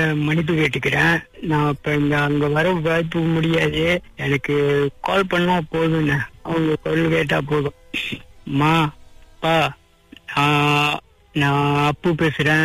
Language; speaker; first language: Tamil; early bilingual, heritage; Tamil